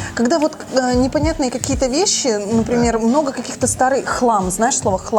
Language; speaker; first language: Russian; native; Russian